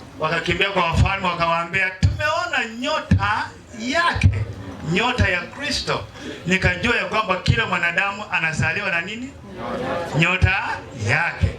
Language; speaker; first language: Swahili; non-native, local second language; Luyia